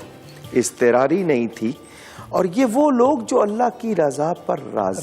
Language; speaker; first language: Urdu; native; Urdu